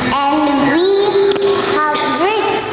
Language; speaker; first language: English; non-native, local second language; Filipino